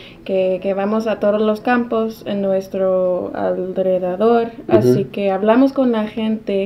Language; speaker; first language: Spanish; non-native, fluent; English